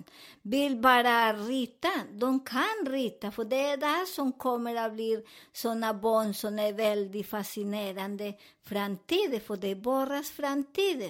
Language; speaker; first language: Swedish; non-native, learner; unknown